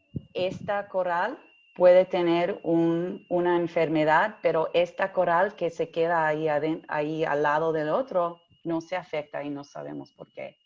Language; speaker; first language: Spanish; early bilingual, heritage; English